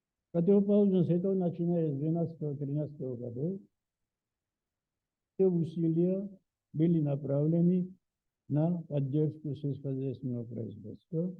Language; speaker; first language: Russian; native; Russian